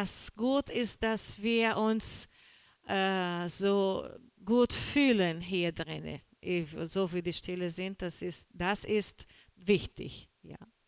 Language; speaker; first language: German; non-native, learner; Portuguese